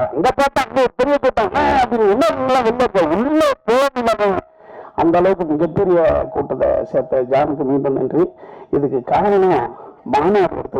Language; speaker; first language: Tamil; native; Tamil